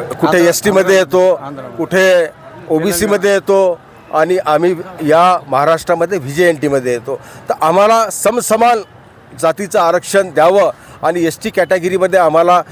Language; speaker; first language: Marathi; non-native, local second language; Lambadi